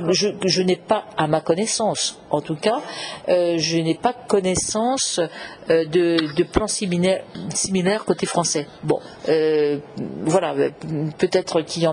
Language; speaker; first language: French; native; French